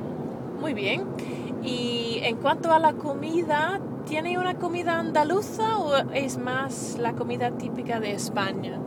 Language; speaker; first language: Spanish; non-native, fluent; English